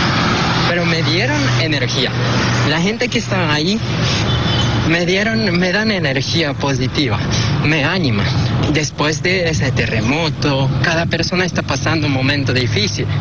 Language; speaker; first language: Spanish; non-native, fluent; Japanese